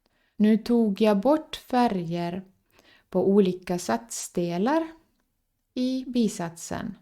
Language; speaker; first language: Swedish; non-native, fluent; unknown